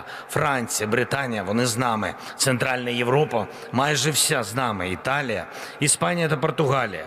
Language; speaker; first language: Ukrainian; non-native, local second language; Russian